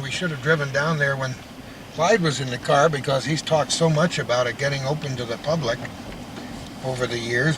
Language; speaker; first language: English; native; English